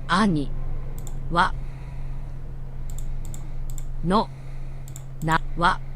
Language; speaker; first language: Japanese; non-native, learner; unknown